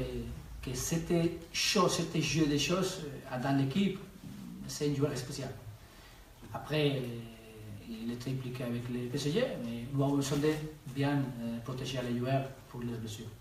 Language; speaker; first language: French; non-native, learner; Spanish